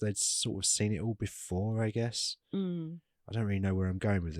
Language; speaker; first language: English; native; English